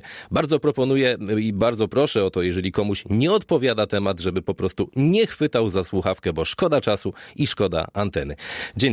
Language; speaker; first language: Polish; native; Polish